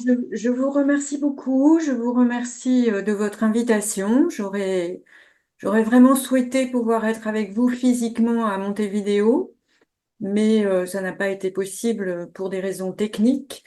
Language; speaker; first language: French; native; French